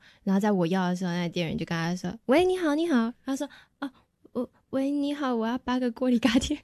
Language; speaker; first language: Chinese; native; Chinese